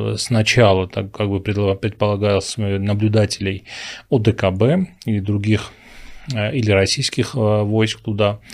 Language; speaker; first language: Russian; non-native, local second language; Armenian